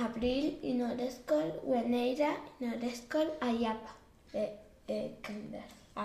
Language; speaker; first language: Welsh; non-native, learner; Spanish